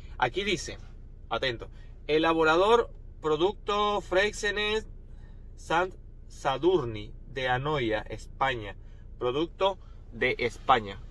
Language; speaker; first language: Spanish; native; Spanish